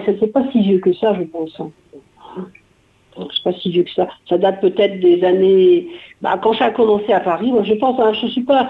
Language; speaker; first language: French; native; French